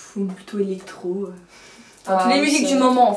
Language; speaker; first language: French; native; French